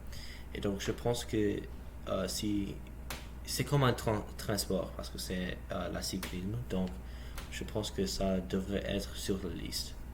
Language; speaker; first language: French; non-native, learner; English